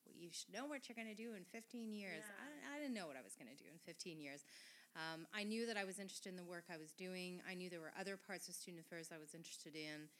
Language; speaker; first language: English; non-native, fluent; French